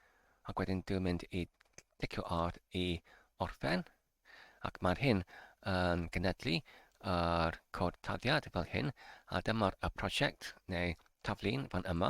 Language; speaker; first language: Welsh; non-native, learner; English